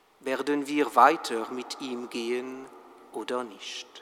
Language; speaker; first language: German; non-native, fluent; French